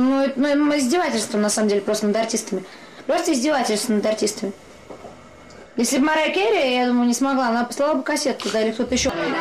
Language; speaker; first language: Russian; native; Russian